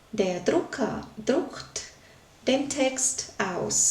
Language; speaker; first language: German; non-native, learner; Thai